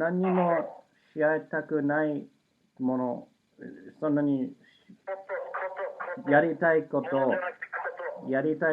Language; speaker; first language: Japanese; non-native, learner; English